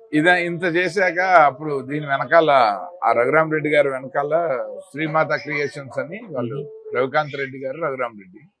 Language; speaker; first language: Telugu; native; Telugu